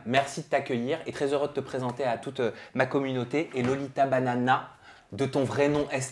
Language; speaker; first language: French; native; French